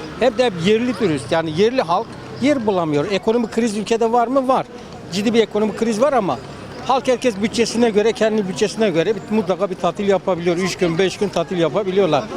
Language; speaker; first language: Turkish; native; Turkish